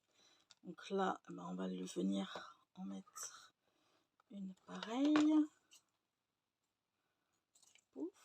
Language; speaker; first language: French; native; French